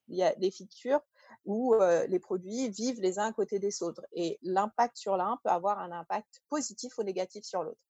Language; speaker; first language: French; early bilingual, other home language; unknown